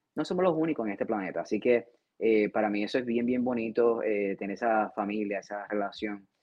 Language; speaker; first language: Spanish; native; Spanish